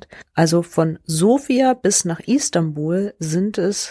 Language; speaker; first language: German; native; German